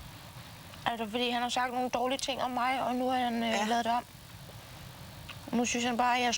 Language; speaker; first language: Danish; native; Danish